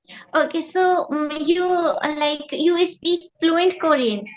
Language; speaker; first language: English; non-native, learner; Hindi